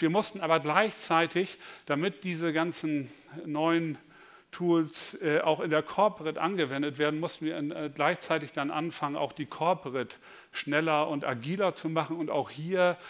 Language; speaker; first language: German; native; German